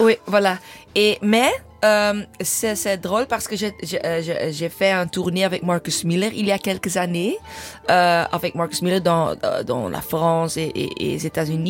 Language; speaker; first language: French; non-native, learner; English